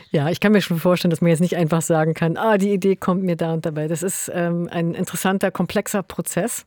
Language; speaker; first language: German; native; German